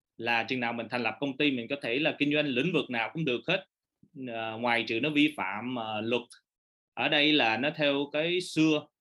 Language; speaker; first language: Vietnamese; early bilingual, heritage; Vietnamese